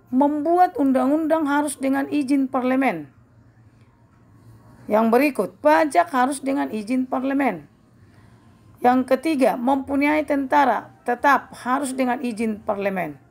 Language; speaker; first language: Indonesian; native; Indonesian